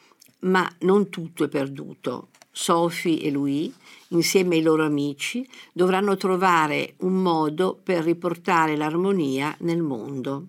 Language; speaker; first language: Italian; native; Italian